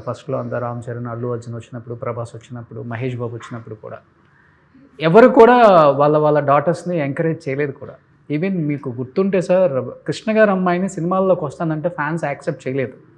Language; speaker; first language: Telugu; native; Telugu